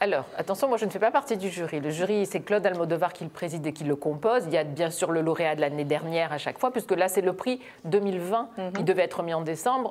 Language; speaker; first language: French; native; French